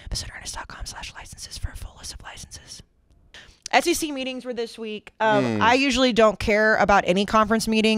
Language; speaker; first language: English; native; English